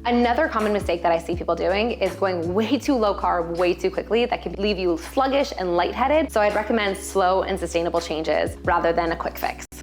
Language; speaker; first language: English; native; English